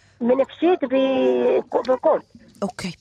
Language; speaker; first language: Hebrew; non-native, learner; Arabic